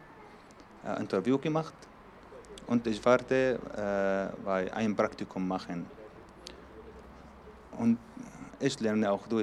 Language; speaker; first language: German; non-native, learner; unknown